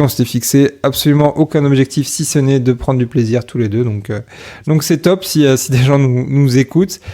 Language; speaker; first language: French; native; French